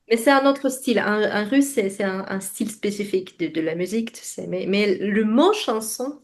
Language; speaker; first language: French; non-native, fluent; Russian